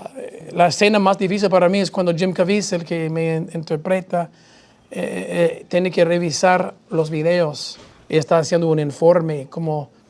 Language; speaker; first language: Spanish; non-native, fluent; English